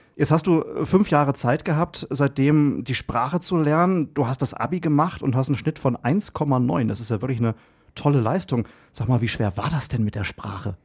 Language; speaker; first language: German; native; German